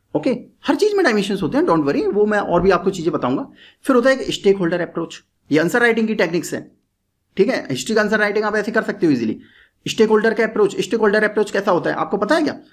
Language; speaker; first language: Hindi; native; Hindi